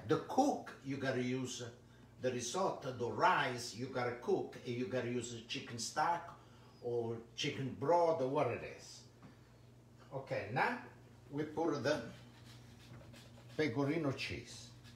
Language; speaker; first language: English; non-native, learner; Italian